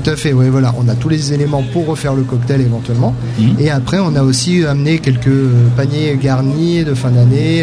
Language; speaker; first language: French; native; French